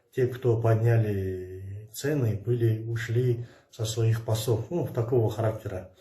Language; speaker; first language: Russian; non-native, local second language; Kazakh